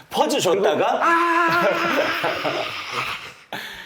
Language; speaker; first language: Korean; native; Korean